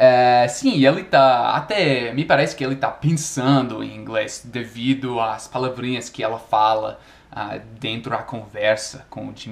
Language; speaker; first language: Portuguese; non-native, fluent; English